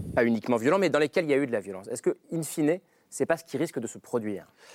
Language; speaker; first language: French; native; French